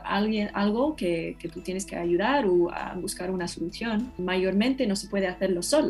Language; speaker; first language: Spanish; non-native, fluent; English